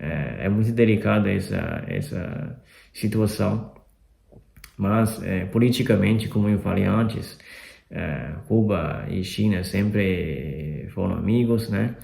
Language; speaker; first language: Portuguese; non-native, fluent; Chinese